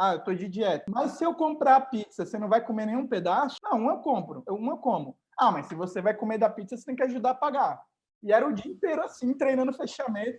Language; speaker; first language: Portuguese; native; Portuguese